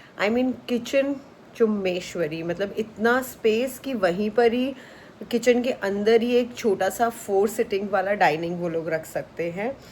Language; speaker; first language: Hindi; native; Hindi